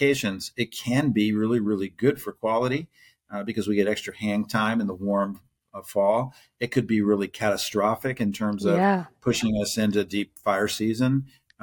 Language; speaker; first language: English; native; English